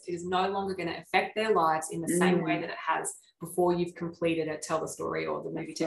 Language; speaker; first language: English; native; English